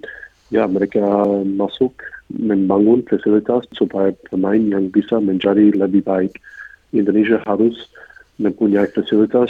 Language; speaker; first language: Indonesian; non-native, fluent; English